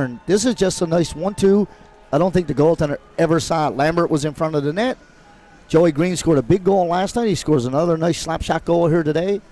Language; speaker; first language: English; native; English